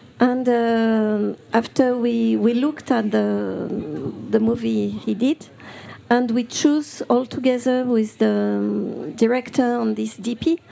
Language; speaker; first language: English; non-native, learner; French